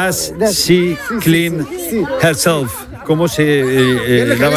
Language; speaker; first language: Spanish; native; Spanish